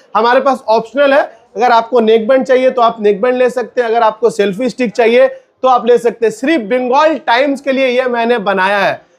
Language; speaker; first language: Hindi; non-native, local second language; Bangla